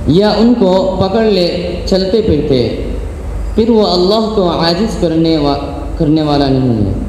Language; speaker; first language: Urdu; non-native, local second language; Bangla